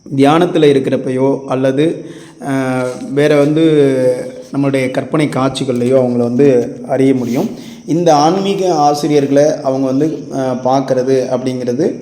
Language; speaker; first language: Tamil; native; Tamil